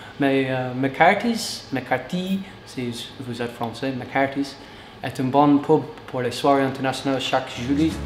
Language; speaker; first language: French; non-native, learner; English